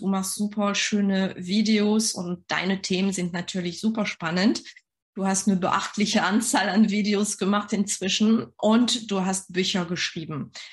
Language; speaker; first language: German; non-native, fluent; French